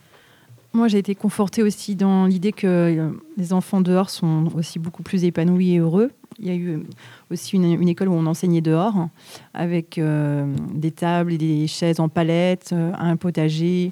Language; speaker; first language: French; native; French